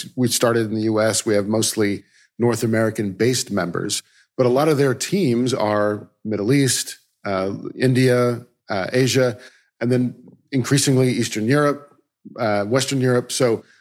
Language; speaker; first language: English; early bilingual, other home language; Dutch